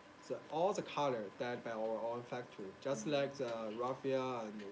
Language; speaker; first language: English; non-native, learner; Chinese